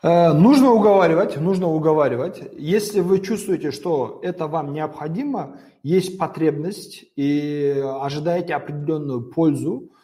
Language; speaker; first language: Russian; non-native, local second language; Kazakh